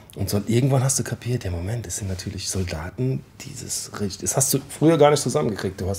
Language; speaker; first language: German; early bilingual, other home language; English